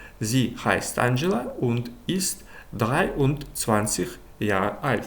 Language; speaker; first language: German; non-native, fluent; Ukrainian